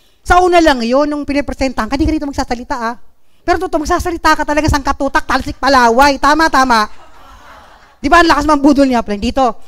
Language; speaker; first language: Filipino; non-native, local second language; Bikol